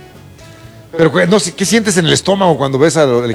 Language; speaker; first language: Spanish; native; Spanish